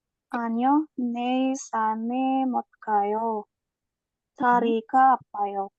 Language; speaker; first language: Korean; non-native, learner; Indonesian